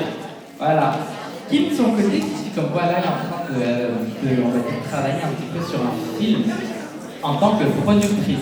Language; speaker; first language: French; native; French